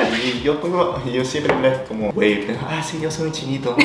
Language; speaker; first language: Spanish; non-native, fluent; Korean